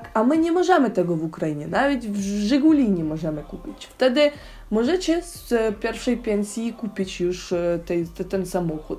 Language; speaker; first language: Polish; non-native, learner; Ukrainian